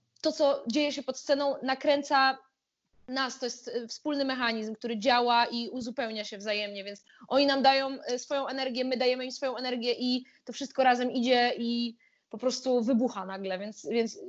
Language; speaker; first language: Polish; native; Polish